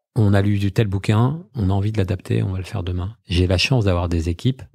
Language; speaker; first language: French; native; French